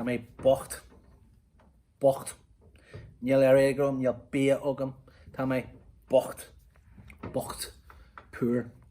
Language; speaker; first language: Irish; non-native, local second language; English